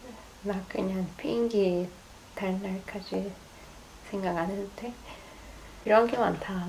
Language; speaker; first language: Korean; non-native, fluent; Russian